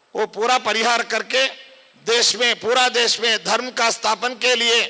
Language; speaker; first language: Hindi; non-native, local second language; Kannada